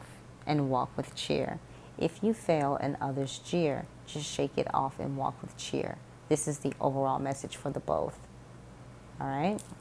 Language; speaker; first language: English; native; English